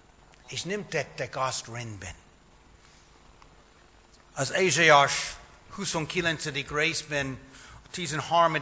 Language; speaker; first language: Hungarian; non-native, fluent; English